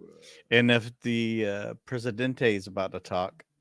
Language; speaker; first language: English; native; English